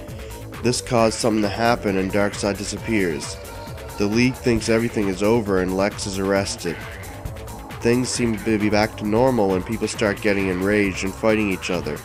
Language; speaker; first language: English; native; English